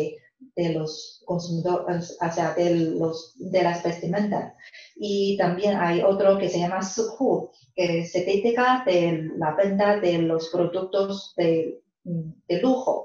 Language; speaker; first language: Spanish; non-native, fluent; Chinese